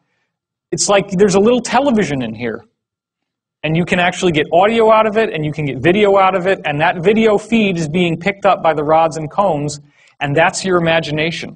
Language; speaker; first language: English; native; English